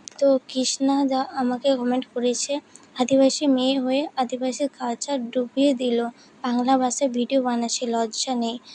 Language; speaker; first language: Bangla; non-native, local second language; Santali